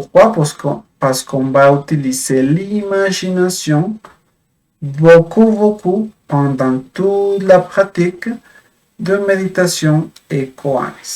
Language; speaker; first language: French; non-native, fluent; Spanish